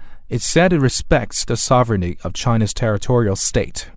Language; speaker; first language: English; non-native, fluent; Chinese